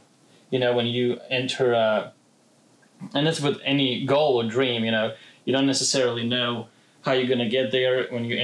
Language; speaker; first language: English; non-native, fluent; Ukrainian